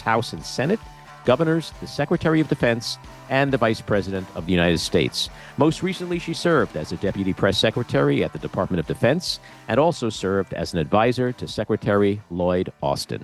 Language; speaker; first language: English; native; English